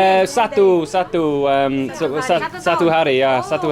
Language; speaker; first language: Indonesian; non-native, learner; English